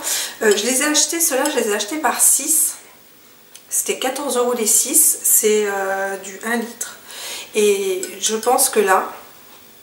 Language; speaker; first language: French; native; French